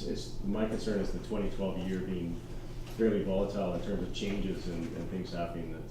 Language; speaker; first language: English; native; English